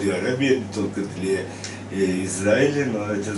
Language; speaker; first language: Russian; non-native, learner; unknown